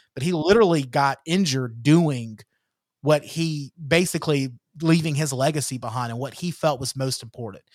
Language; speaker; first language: English; native; English